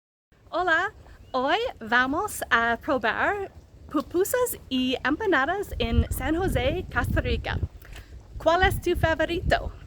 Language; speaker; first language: Spanish; non-native, learner; English